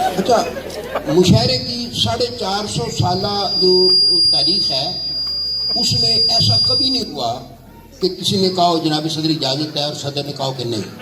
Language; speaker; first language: Urdu; non-native, local second language; Punjabi